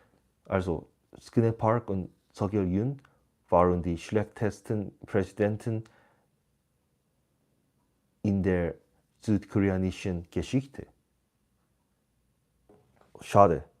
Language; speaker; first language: German; non-native, learner; Korean